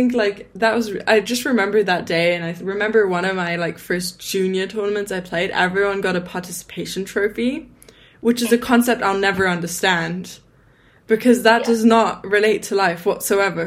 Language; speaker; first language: English; native; English